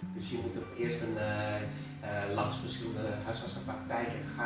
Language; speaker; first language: Dutch; non-native, fluent; Indonesian